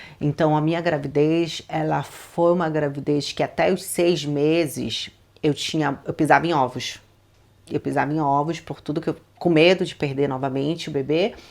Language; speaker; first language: Portuguese; native; Portuguese